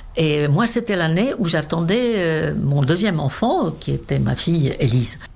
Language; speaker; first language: French; non-native, fluent; Czech